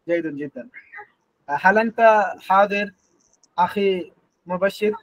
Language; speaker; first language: Arabic; non-native, learner; Bangla